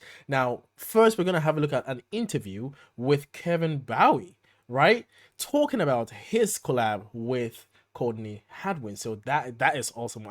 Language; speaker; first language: English; native; English